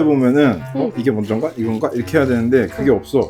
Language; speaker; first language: Korean; native; Korean